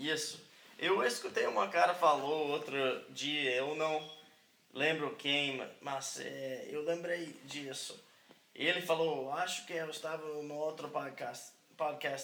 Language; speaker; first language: Portuguese; non-native, learner; English